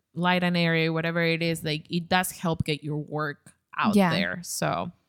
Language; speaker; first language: English; non-native, fluent; Spanish